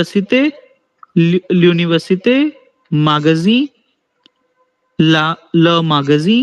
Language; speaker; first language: French; non-native, learner; Hindi